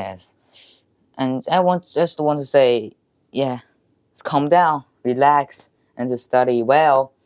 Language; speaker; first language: English; non-native, learner; Chinese